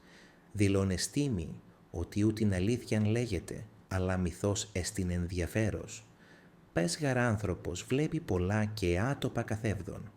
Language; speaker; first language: Greek; non-native, learner; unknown